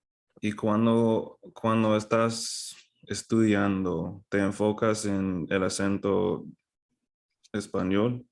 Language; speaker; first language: Spanish; non-native, fluent; English